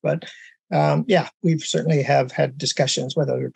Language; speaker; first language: English; native; English